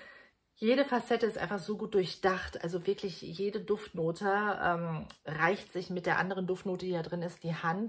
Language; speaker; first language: German; native; German